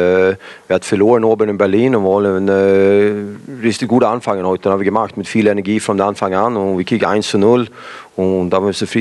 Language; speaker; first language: German; non-native, fluent; Swedish